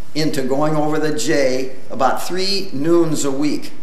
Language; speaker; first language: English; native; English